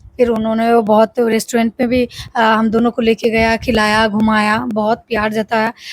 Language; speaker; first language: Hindi; non-native, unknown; Bangla